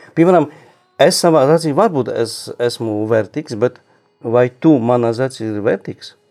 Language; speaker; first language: Latvian; non-native, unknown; Polish